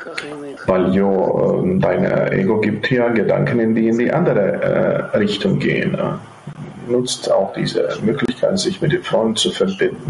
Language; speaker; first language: German; non-native, fluent; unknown